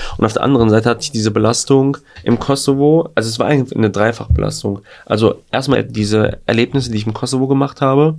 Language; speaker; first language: German; early bilingual, other home language; Albanian